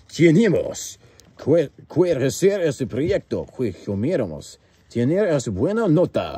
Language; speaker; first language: Spanish; non-native, learner; English